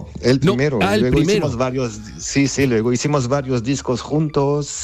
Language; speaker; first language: Spanish; non-native, fluent; Armenian